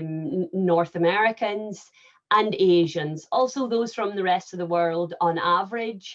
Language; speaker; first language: English; native; English